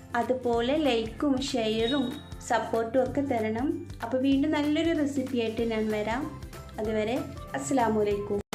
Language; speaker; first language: Malayalam; native; Malayalam